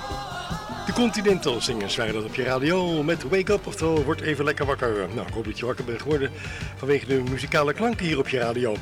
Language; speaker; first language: Dutch; native; Dutch